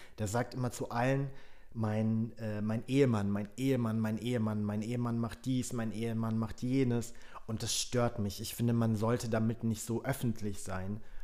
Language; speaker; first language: German; early bilingual, other home language; Polish